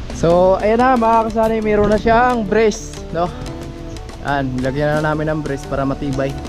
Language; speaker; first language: Filipino; non-native, local second language; Cebuano